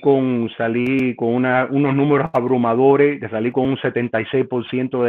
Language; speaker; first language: Spanish; native; Spanish